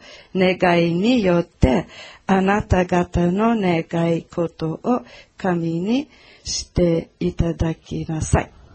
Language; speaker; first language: Japanese; non-native, learner; Portuguese